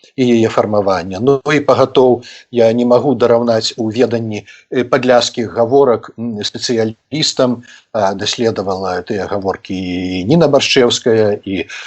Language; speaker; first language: Belarusian; native; Belarusian